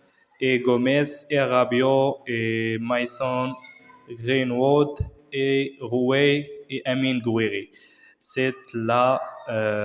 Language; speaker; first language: French; non-native, learner; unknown